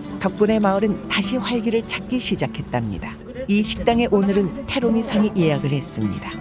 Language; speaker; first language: Korean; native; Korean